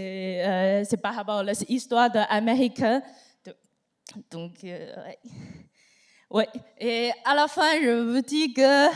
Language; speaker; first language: French; non-native, learner; Chinese